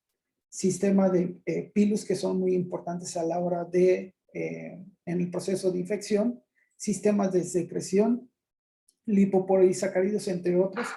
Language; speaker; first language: Spanish; native; Spanish